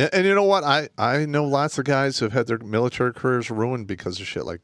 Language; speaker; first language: English; native; English